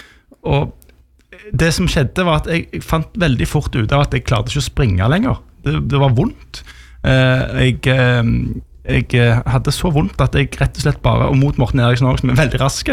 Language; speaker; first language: Norwegian; native; Norwegian